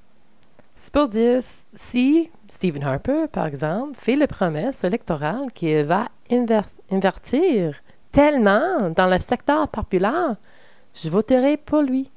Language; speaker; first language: French; non-native, learner; English